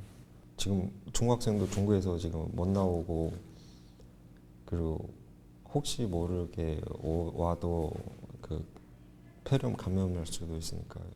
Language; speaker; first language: Korean; non-native, fluent; Chinese